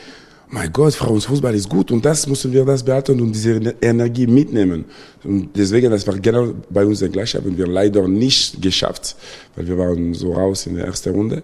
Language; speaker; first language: German; non-native, local second language; French